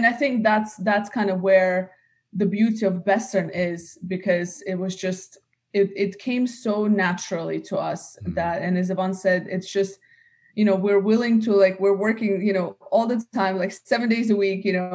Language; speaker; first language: English; native; English